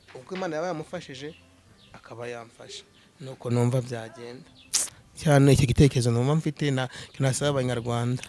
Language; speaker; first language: Kinyarwanda; native; Kinyarwanda